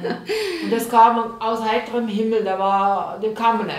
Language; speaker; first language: German; native; German